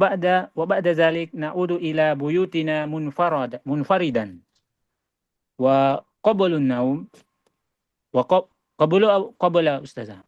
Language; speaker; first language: Arabic; non-native, learner; Indonesian